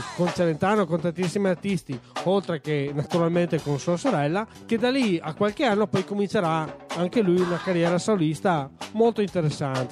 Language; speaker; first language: Italian; native; Italian